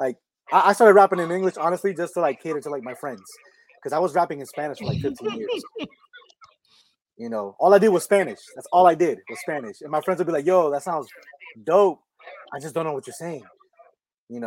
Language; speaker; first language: English; early bilingual, other home language; Spanish